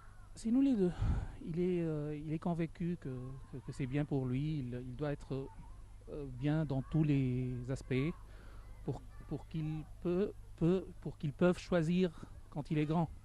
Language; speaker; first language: French; non-native, learner; Arabic